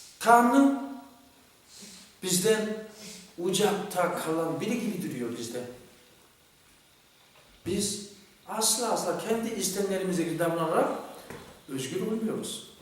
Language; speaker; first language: Turkish; non-native, fluent; Korean